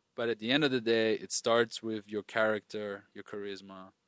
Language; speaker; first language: English; non-native, fluent; German